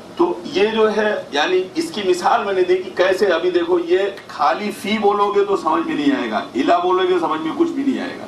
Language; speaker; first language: Urdu; native; Urdu